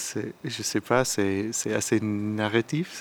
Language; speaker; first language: French; non-native, learner; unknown